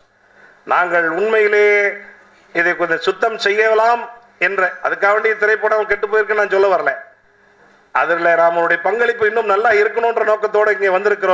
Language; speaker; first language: Tamil; native; Tamil